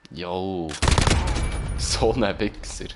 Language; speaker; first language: German; native; German